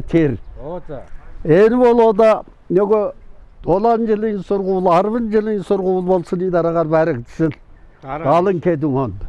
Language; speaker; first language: Mongolian; non-native, local second language; Kazakh